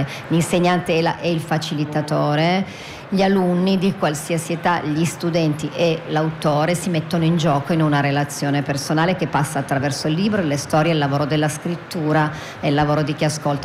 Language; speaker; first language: Italian; native; Italian